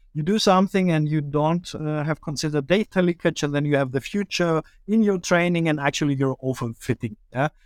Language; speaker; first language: English; early bilingual, other home language; German